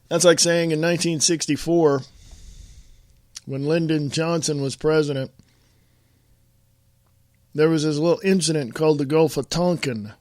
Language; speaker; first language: English; native; English